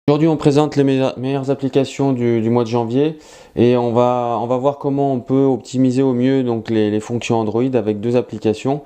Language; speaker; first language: French; native; French